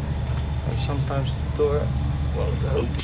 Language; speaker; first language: English; non-native, learner; Dutch